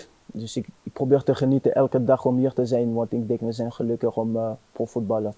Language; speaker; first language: Dutch; non-native, fluent; French